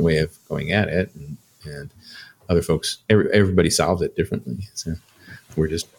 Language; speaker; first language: English; native; English